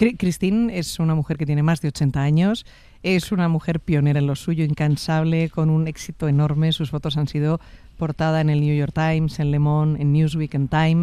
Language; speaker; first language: Spanish; native; Spanish